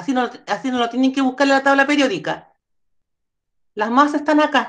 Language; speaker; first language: Spanish; native; Spanish